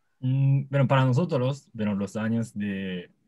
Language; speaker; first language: Spanish; non-native, learner; Japanese